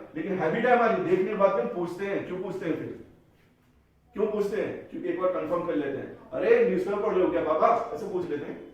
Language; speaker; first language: Hindi; native; Hindi